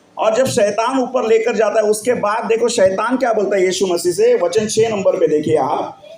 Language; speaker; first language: Hindi; non-native, local second language; Marathi